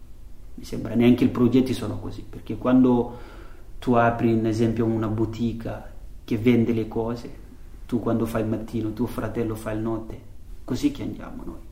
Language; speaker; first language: Italian; non-native, fluent; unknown